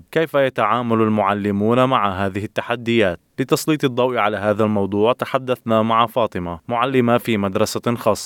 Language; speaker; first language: Arabic; native; Arabic